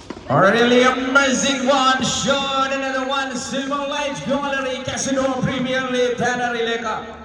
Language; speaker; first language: English; non-native, local second language; Malayalam